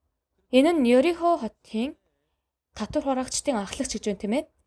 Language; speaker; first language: Mongolian; non-native, fluent; Korean